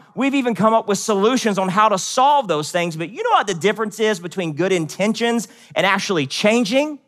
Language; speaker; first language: English; native; English